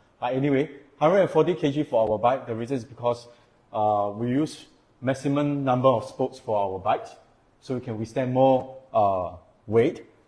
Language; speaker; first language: English; non-native, local second language; Chinese